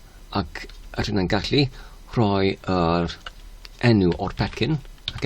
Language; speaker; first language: Welsh; non-native, fluent; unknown